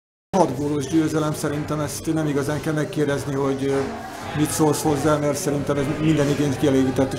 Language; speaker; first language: Hungarian; native; Hungarian